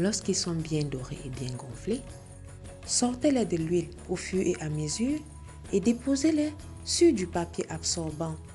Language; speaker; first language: French; native; French